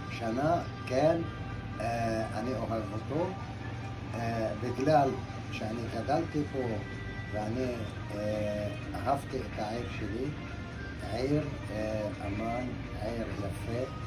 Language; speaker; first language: Hebrew; non-native, local second language; Arabic